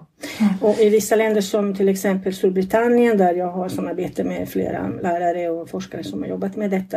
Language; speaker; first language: Swedish; non-native, fluent; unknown